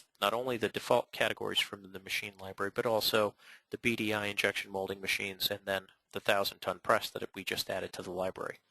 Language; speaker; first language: English; native; English